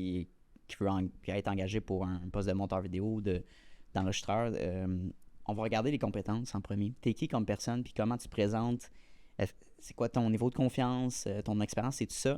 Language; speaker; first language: French; native; French